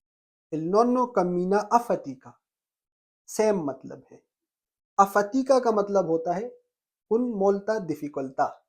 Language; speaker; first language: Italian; non-native, fluent; Hindi